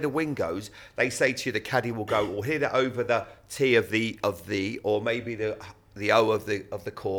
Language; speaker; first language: English; native; English